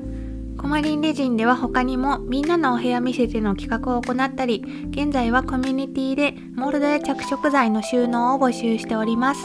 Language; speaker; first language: Japanese; native; Japanese